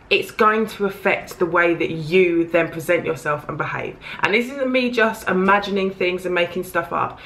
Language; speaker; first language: English; native; English